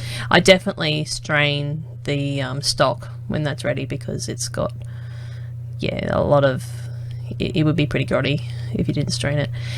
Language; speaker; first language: English; native; English